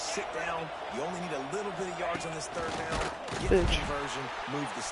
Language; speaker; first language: English; native; English